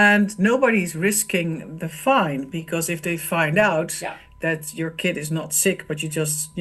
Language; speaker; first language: English; non-native, fluent; Dutch